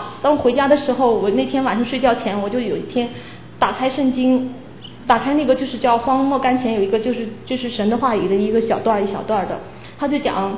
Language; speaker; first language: Chinese; native; Chinese